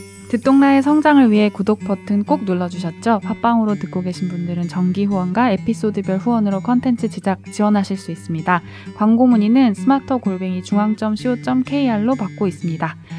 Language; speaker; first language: Korean; native; Korean